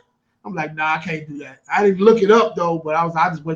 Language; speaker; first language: English; native; English